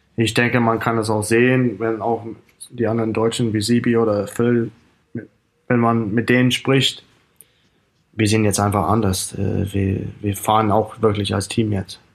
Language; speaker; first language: German; non-native, fluent; English